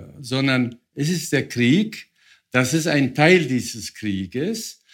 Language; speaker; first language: German; non-native, fluent; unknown